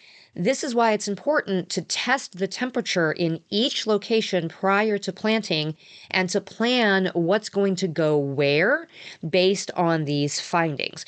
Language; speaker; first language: English; native; English